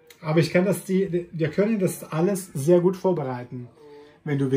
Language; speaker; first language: German; non-native, fluent; Italian